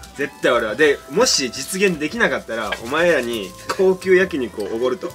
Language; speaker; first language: Japanese; native; Japanese